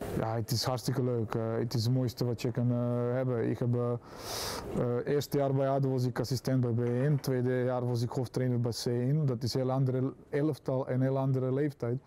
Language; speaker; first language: Dutch; non-native, fluent; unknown